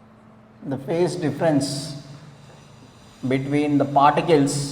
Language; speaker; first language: English; non-native, local second language; Telugu